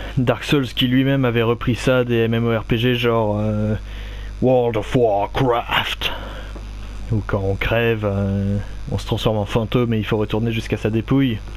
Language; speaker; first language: French; native; French